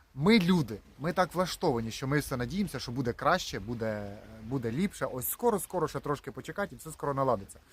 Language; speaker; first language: Ukrainian; non-native, local second language; Russian